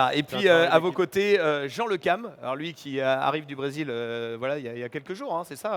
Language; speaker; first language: French; native; French